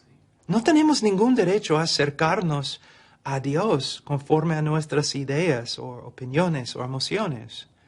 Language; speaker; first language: Spanish; non-native, fluent; English